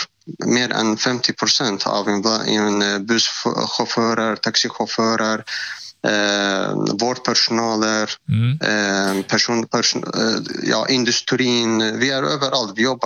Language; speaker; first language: Swedish; non-native, fluent; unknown